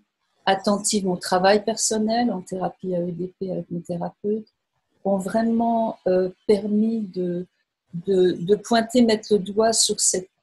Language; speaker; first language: French; native; French